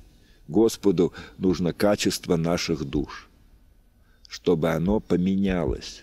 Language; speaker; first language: Russian; native; Russian